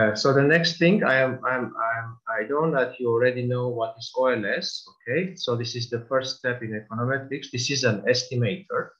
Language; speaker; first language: English; non-native, fluent; Armenian